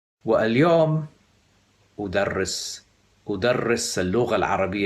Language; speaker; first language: Arabic; non-native, fluent; English